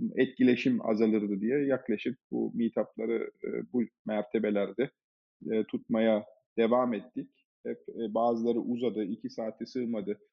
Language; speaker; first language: Turkish; early bilingual, heritage; Turkish